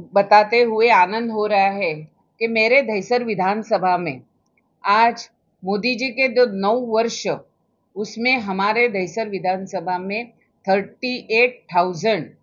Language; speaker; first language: Hindi; non-native, local second language; Marathi